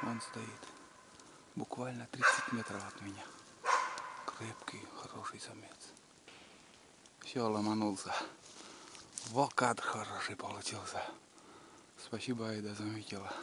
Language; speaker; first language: Russian; native; Russian